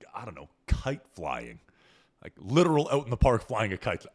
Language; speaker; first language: English; native; English